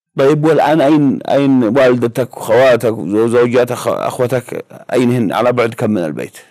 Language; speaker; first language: Arabic; native; Arabic